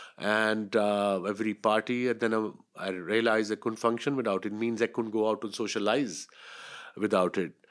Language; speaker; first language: English; non-native, local second language; Urdu